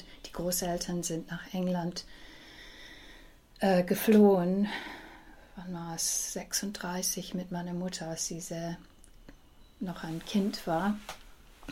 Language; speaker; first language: German; early bilingual, heritage; English